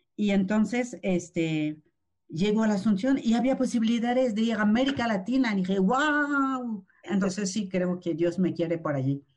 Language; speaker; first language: Spanish; non-native, fluent; French